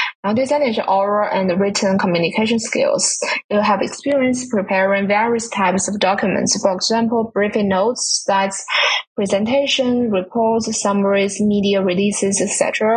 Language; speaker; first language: English; non-native, fluent; Chinese